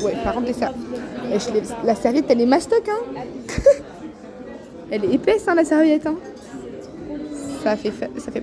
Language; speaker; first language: French; native; French